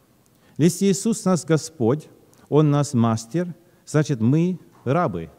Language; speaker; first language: Russian; early bilingual, heritage; Russian